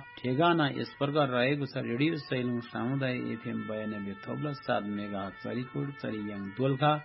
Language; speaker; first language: Nepali; non-native, local second language; Eastern Tamang